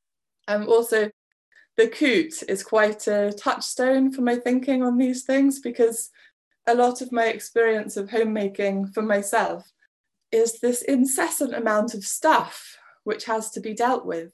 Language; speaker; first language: English; native; English